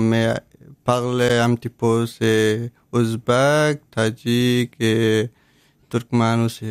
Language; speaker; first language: French; non-native, learner; Persian